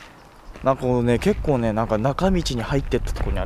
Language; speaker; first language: Japanese; native; Japanese